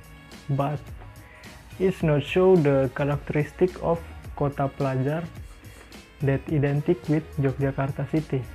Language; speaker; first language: English; non-native, learner; Indonesian